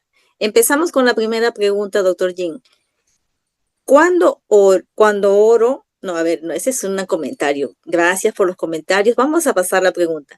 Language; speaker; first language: Spanish; native; Spanish